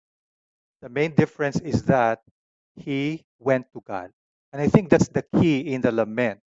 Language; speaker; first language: English; non-native, local second language; Filipino